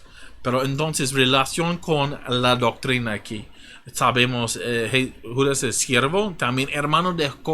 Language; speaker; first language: Spanish; non-native, fluent; English